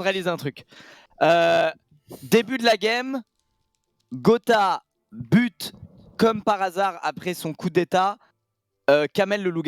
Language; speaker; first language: French; native; French